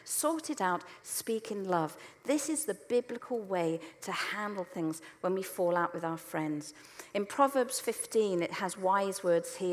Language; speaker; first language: English; native; English